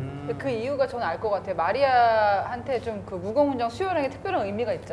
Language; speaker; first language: Korean; native; Korean